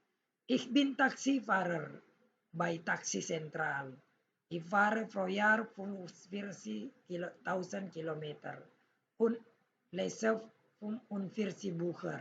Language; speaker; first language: German; non-native, fluent; Indonesian